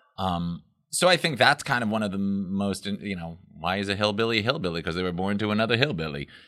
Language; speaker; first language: English; native; English